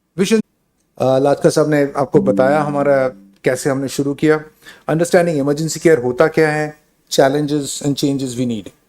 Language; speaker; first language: Hindi; non-native, local second language; Bangla